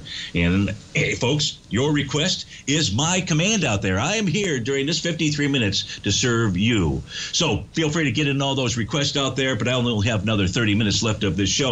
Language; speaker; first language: English; native; English